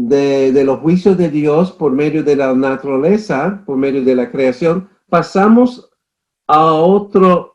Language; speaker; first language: Spanish; non-native, fluent; English